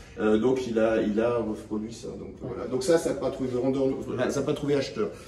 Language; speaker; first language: French; native; French